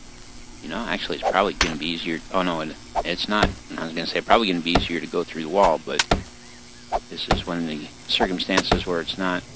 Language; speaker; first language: English; native; English